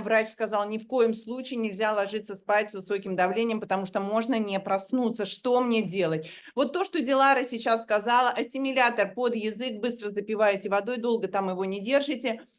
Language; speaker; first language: Russian; native; Russian